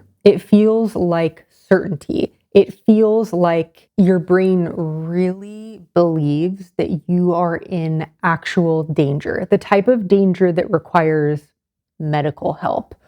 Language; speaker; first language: English; native; English